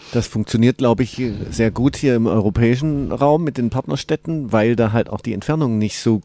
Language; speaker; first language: German; native; German